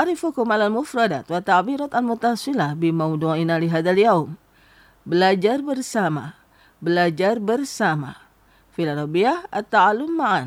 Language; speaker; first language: Arabic; non-native, fluent; Indonesian